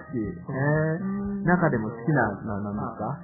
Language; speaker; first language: Japanese; native; Japanese